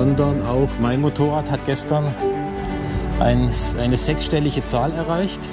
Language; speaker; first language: German; native; German